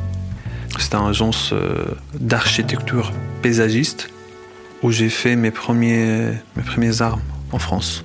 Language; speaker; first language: French; non-native, fluent; Arabic